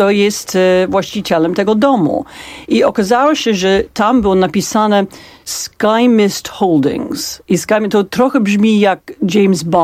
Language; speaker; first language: Polish; non-native, fluent; English